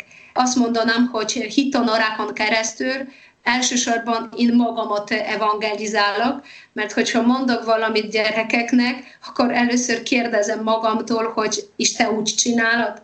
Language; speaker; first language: Hungarian; non-native, fluent; Polish